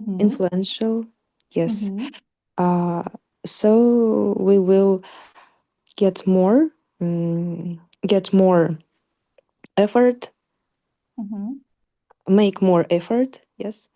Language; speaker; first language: English; non-native, learner; Russian